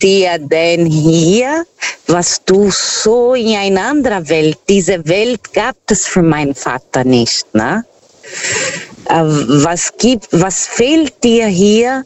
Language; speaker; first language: German; non-native, learner; Portuguese